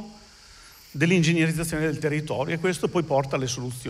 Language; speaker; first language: Italian; native; Italian